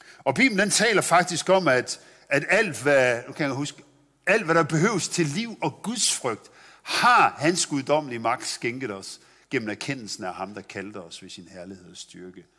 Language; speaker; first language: Danish; native; Danish